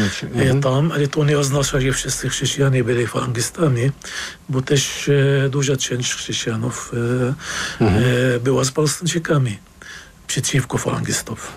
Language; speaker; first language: Polish; non-native, fluent; Arabic